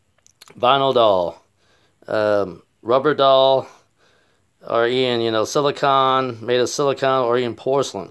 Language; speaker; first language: English; native; English